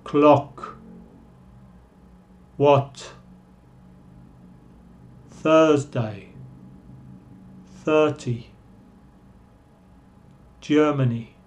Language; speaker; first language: English; non-native, fluent; Spanish